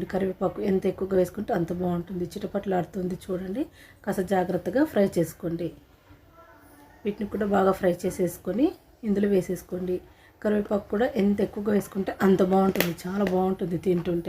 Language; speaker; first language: Telugu; native; Telugu